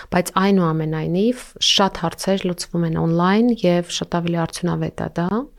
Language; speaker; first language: Armenian; native; Armenian